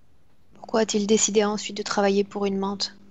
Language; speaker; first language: French; native; French